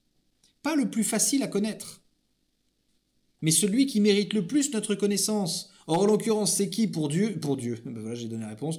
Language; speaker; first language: French; native; French